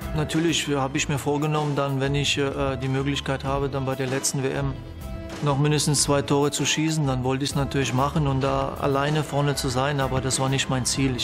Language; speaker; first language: German; early bilingual, other home language; Polish